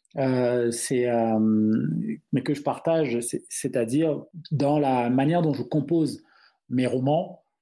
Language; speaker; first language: French; non-native, local second language; Duala